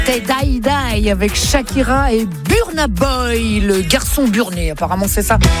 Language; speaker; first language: French; native; French